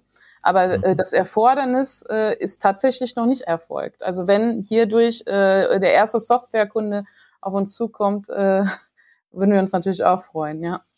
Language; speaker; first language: German; native; German